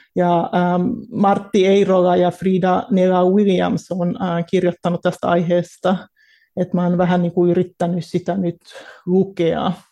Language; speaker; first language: Finnish; early bilingual, heritage; Finnish